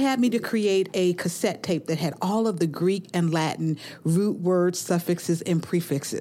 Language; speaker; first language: English; native; English